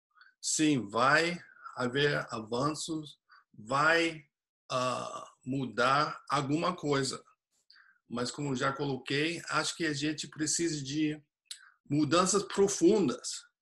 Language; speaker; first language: Portuguese; non-native, fluent; English